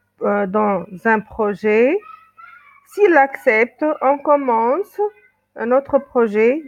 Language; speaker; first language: French; non-native, local second language; Arabic